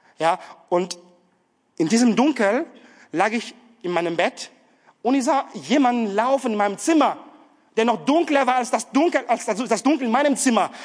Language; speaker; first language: German; non-native, fluent; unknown